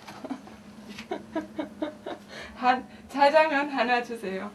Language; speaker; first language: Korean; non-native, learner; German